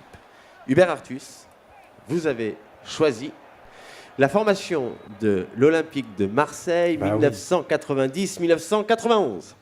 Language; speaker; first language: French; native; French